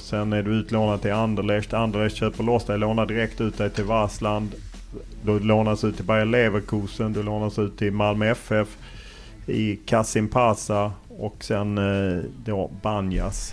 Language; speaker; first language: Swedish; native; Swedish